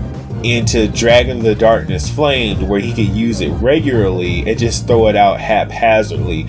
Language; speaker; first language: English; native; English